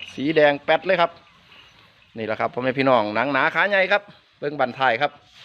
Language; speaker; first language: Thai; native; Thai